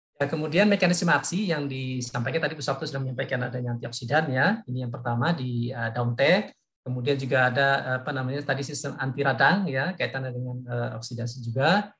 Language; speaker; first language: Indonesian; native; Indonesian